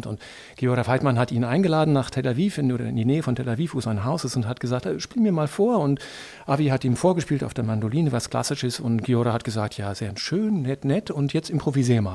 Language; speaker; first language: German; native; German